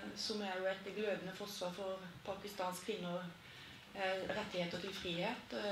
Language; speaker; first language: Norwegian; native; Norwegian